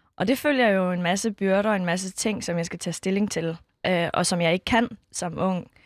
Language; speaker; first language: Danish; early bilingual, other home language; Kurdish